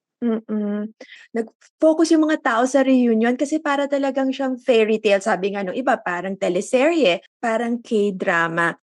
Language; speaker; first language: Filipino; native; Filipino